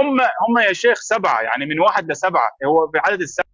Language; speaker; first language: Arabic; native; Arabic